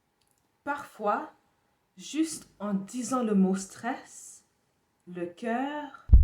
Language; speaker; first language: French; non-native, fluent; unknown